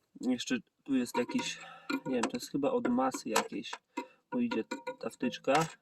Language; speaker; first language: Polish; native; Polish